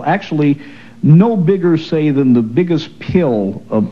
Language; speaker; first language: English; native; English